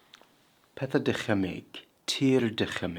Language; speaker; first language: Welsh; non-native, fluent; English